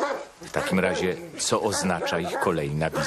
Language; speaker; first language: Polish; native; Polish